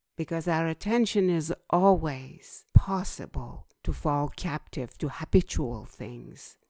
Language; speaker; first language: English; non-native, fluent; Persian